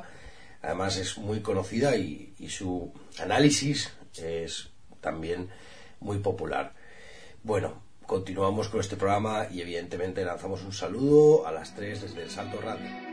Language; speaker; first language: Spanish; native; Spanish